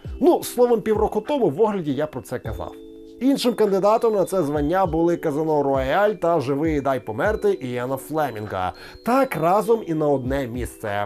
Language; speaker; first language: Ukrainian; native; Ukrainian